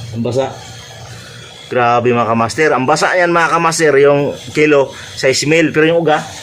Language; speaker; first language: Filipino; non-native, local second language; Masbatenyo